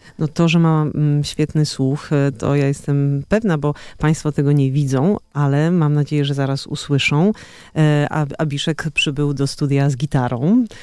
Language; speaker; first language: Polish; native; Polish